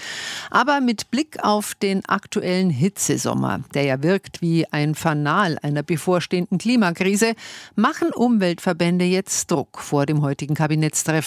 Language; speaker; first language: German; native; German